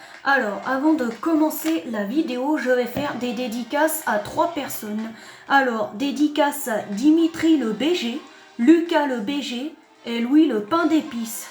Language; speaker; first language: French; native; French